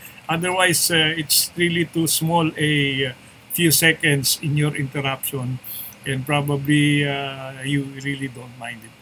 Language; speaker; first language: English; non-native, local second language; Filipino